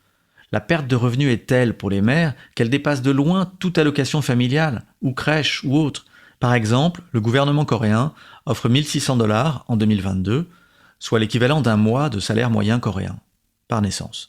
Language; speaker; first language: French; native; French